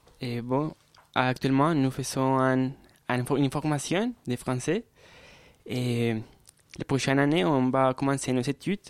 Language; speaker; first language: French; non-native, learner; Spanish